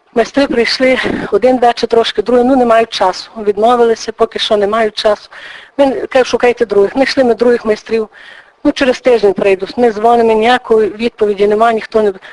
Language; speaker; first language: Ukrainian; native; Ukrainian